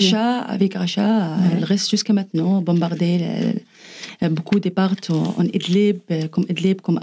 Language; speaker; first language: French; non-native, learner; Arabic